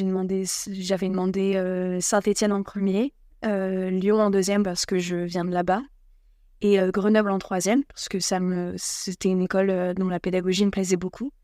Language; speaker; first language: French; native; French